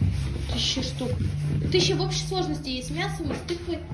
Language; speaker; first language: Russian; native; Russian